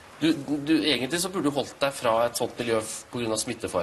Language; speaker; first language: Norwegian; native; Norwegian